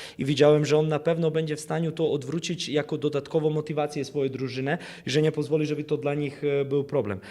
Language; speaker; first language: Polish; non-native, fluent; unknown